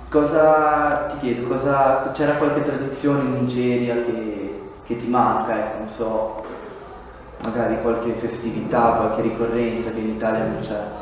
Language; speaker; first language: Italian; native; Italian